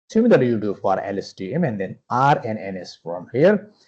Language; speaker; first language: English; non-native, fluent; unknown